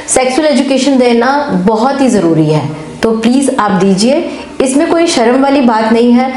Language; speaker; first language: Hindi; native; Hindi